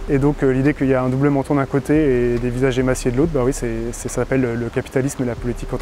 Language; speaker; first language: French; native; French